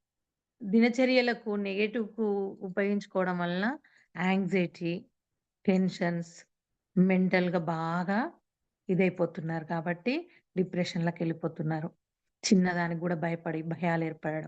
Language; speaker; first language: Telugu; native; Telugu